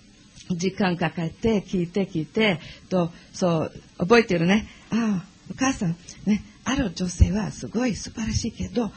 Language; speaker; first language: Japanese; non-native, learner; English